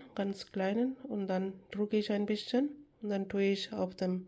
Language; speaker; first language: German; non-native, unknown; Bangla